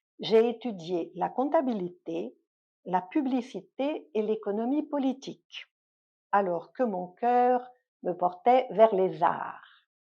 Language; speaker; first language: French; native; French